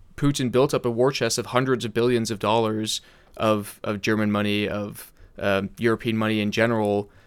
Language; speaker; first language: English; early bilingual, heritage; English